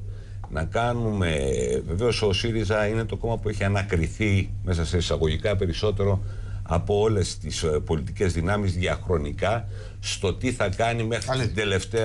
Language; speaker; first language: Greek; native; Greek